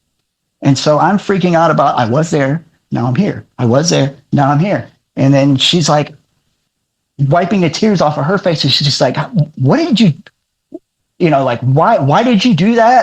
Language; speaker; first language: English; native; English